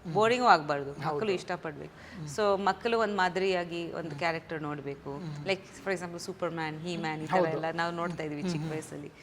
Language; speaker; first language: Kannada; non-native, fluent; Bangla